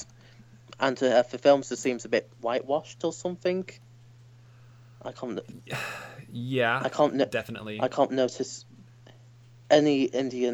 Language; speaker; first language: English; native; English